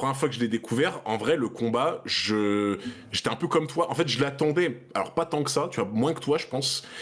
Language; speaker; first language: French; native; French